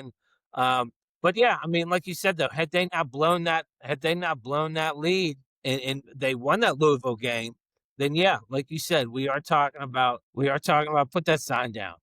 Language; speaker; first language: English; native; English